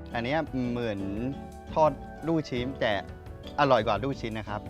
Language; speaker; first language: Thai; non-native, fluent; Chinese